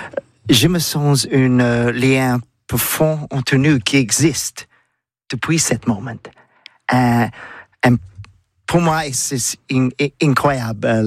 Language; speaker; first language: French; non-native, learner; English